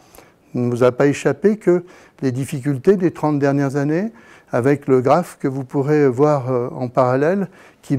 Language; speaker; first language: French; native; French